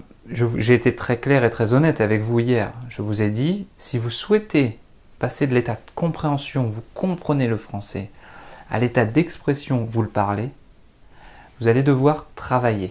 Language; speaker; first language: French; native; French